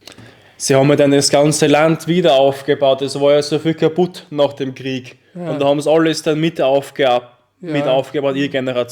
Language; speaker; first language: German; native; German